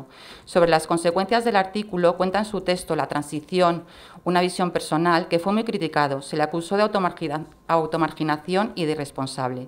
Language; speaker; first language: Spanish; native; Spanish